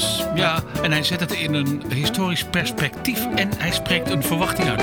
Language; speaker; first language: Dutch; native; Dutch